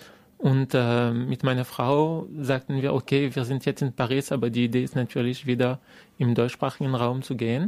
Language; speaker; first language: German; non-native, fluent; French